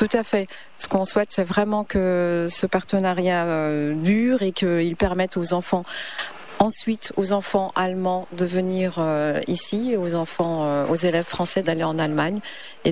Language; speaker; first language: French; native; French